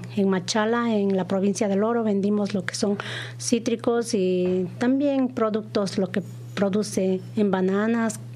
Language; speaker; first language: Spanish; native; Spanish